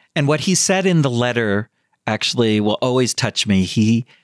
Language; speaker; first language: English; native; English